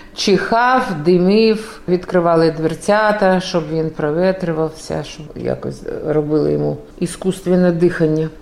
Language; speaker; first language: Ukrainian; non-native, local second language; Russian